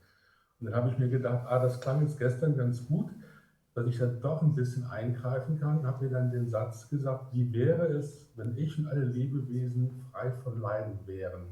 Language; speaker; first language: German; native; German